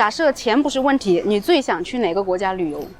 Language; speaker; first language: Chinese; native; Chinese